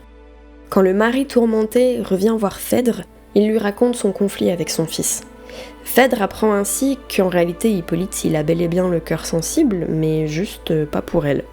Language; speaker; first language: French; native; French